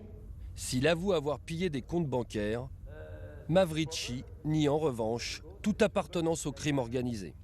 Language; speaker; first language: French; native; French